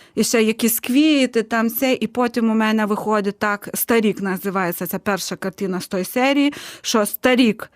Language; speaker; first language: Ukrainian; non-native, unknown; Lithuanian